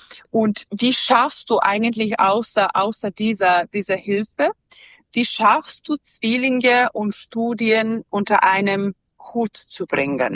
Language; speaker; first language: German; non-native, learner; Serbian